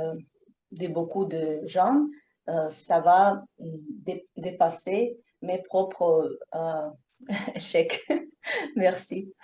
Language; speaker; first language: French; non-native, fluent; Russian